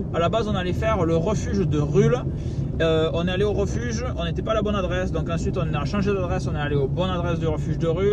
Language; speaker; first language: French; native; French